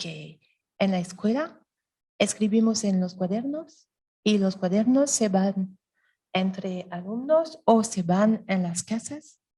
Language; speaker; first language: Spanish; non-native, learner; French